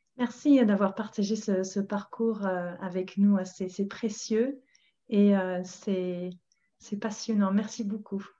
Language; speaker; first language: French; non-native, fluent; English